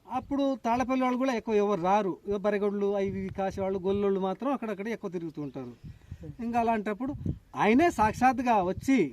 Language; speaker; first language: Telugu; non-native, local second language; Lambadi